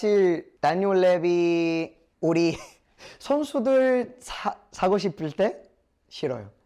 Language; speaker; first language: Korean; non-native, learner; English